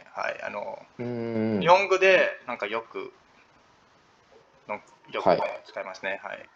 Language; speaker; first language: Japanese; non-native, learner; English